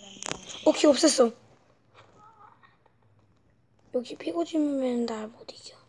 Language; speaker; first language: Korean; native; Korean